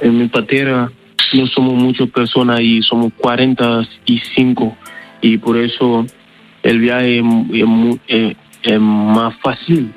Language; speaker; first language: Spanish; non-native, learner; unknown